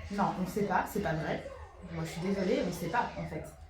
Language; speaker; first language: French; native; French